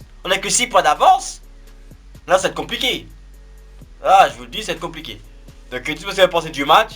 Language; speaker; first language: French; native; French